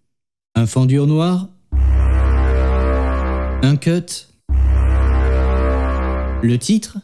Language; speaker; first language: French; native; French